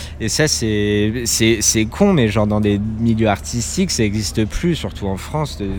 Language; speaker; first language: French; native; French